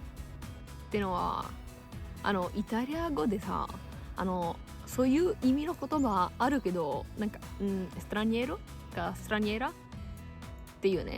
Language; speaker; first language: Japanese; non-native, fluent; Italian